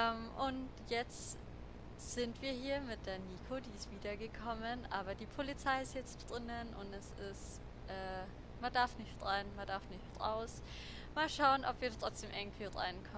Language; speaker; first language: German; native; German